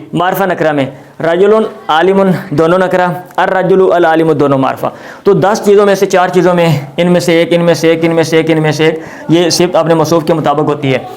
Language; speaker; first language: Urdu; non-native, local second language; Punjabi